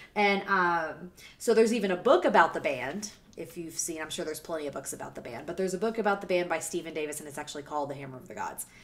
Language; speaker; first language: English; native; English